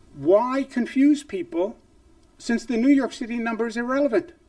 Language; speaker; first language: English; native; English